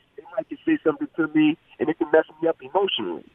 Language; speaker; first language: English; native; English